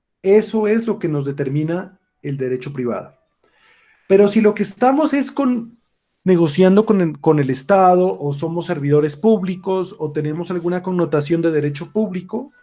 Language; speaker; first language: Spanish; native; Spanish